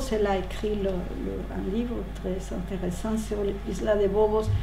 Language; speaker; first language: French; non-native, learner; Spanish